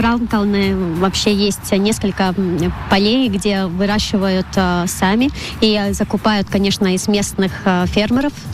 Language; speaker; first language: Russian; non-native, local second language; Latvian